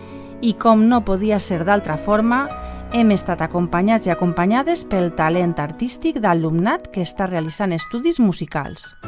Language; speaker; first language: Catalan; native; Catalan